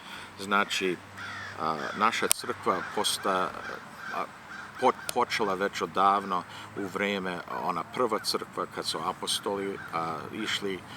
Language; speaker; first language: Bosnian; early bilingual, heritage; Serbian